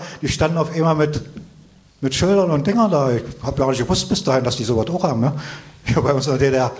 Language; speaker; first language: German; native; German